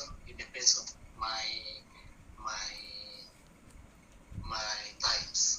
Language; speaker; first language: English; non-native, learner; Buginese